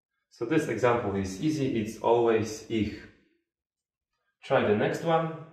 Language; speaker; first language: English; non-native, fluent; Polish